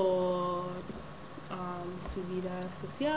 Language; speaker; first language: Spanish; non-native, learner; English